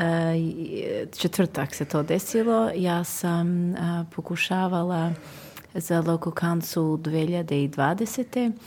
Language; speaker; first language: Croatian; early bilingual, heritage; Serbian